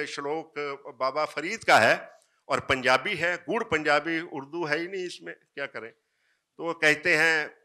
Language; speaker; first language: Hindi; native; Hindi